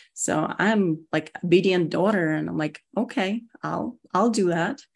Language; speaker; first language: English; non-native, fluent; Russian